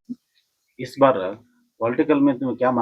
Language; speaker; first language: Hindi; non-native, local second language; Kannada